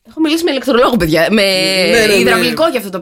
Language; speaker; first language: Greek; native; Greek